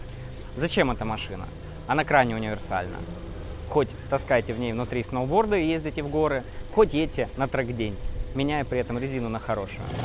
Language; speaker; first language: Russian; native; Russian